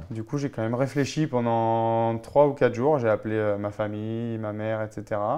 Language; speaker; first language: French; native; French